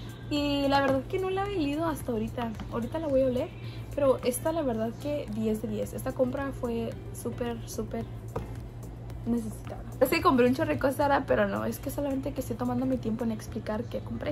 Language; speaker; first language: Spanish; early bilingual, heritage; Spanish